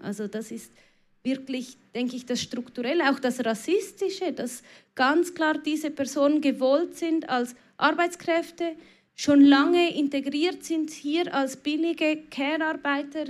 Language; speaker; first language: German; native; German